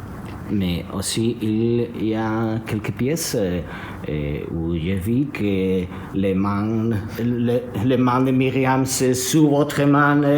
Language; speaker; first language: French; non-native, learner; Spanish